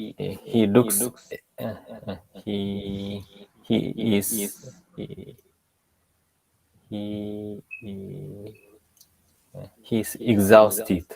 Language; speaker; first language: English; non-native, learner; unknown